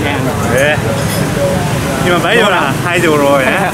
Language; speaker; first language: Vietnamese; non-native, learner; Japanese